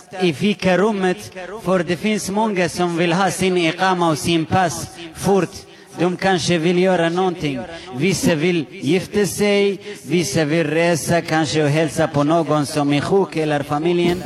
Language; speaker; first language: Swedish; non-native, fluent; Arabic